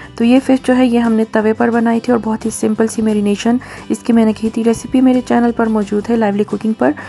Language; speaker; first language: Urdu; native; Urdu